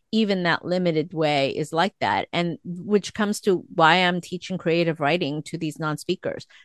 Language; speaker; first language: English; early bilingual, other home language; Korean